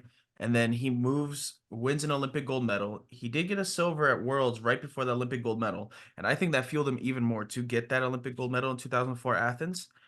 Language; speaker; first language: English; native; English